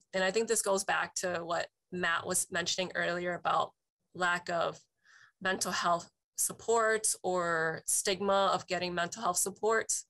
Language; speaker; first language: English; native; English